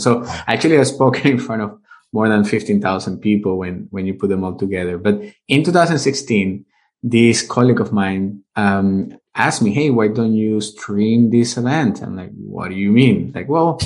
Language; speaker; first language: English; non-native, fluent; Spanish